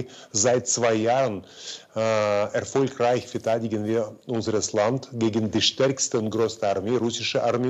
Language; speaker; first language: German; non-native, fluent; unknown